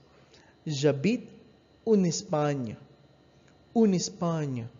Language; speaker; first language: French; non-native, learner; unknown